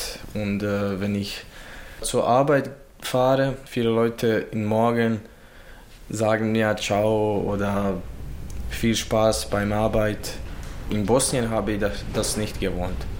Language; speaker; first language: German; non-native, learner; Bosnian